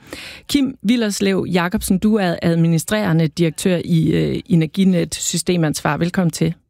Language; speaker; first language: Danish; native; Danish